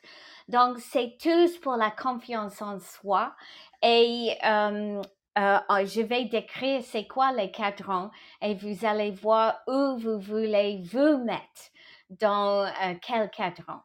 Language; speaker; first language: French; non-native, fluent; English